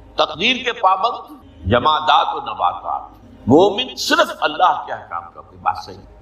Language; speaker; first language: Urdu; native; Urdu